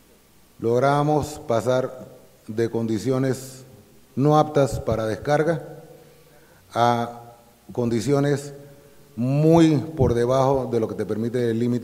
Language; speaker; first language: Spanish; native; Spanish